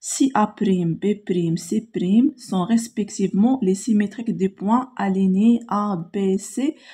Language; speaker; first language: French; non-native, local second language; Arabic